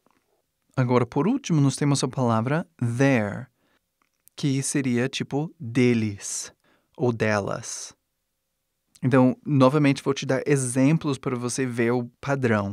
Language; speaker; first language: Portuguese; non-native, fluent; English